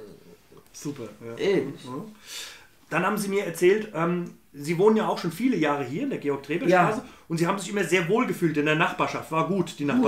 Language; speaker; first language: German; native; German